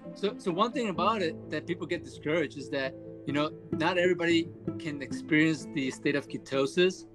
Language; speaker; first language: English; early bilingual, other home language; Spanish